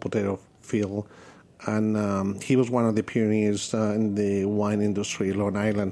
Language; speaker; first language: English; non-native, fluent; Spanish